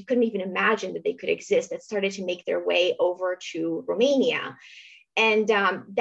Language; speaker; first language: English; early bilingual, other home language; Romanian